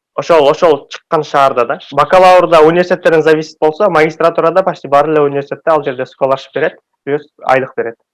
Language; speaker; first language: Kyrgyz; native; Kyrgyz